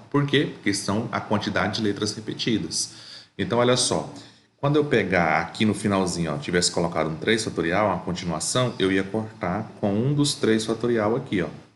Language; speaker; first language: Portuguese; native; Portuguese